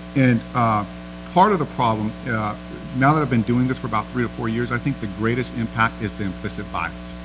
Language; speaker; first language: English; native; English